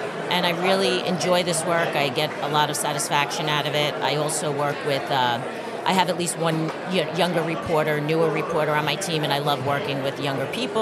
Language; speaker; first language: English; native; English